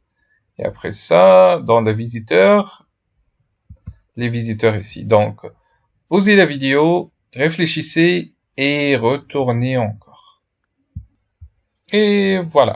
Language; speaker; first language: French; non-native, fluent; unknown